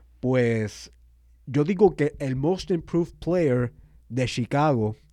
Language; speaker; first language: Spanish; native; Spanish